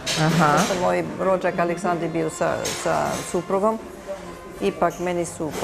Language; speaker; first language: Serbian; early bilingual, heritage; Serbian